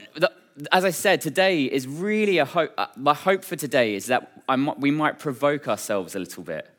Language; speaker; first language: English; native; English